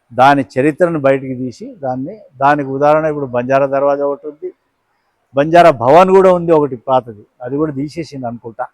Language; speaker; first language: Telugu; non-native, local second language; Lambadi